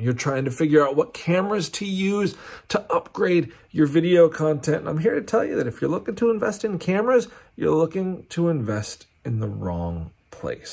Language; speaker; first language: English; native; English